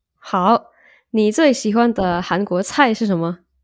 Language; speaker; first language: Chinese; non-native, learner; Indonesian